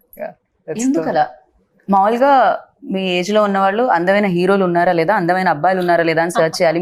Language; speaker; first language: Telugu; native; Telugu